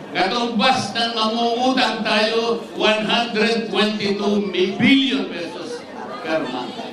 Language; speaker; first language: Filipino; native; Filipino